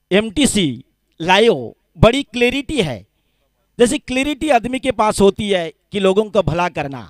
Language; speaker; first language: Hindi; non-native, local second language; Marathi